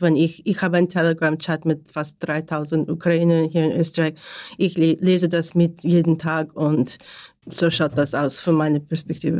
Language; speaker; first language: German; non-native, learner; Ukrainian